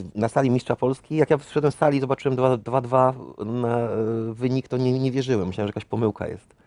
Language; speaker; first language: Polish; native; Polish